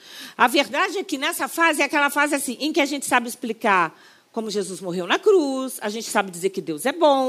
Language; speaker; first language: Portuguese; native; Portuguese